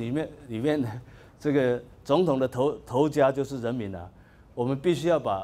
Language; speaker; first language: Chinese; native; Chinese